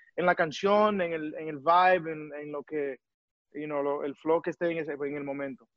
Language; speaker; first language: Spanish; early bilingual, heritage; Spanish